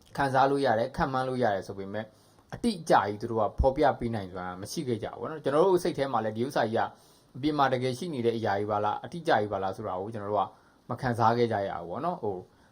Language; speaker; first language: Burmese; native; Burmese